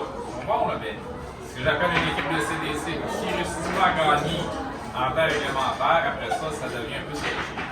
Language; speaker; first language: French; native; French